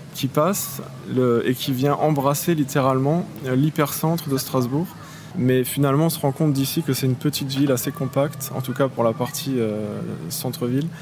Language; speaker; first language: French; native; French